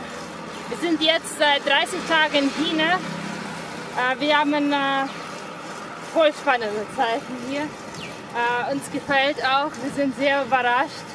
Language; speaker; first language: German; non-native, fluent; Russian